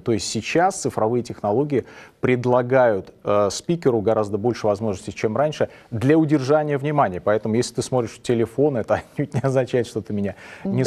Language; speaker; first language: Russian; native; Russian